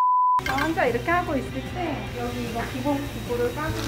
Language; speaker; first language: Korean; native; Korean